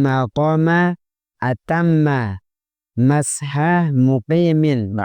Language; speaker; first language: Arabic; non-native, learner; Indonesian